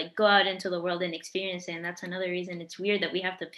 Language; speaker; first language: English; early bilingual, other home language; Spanish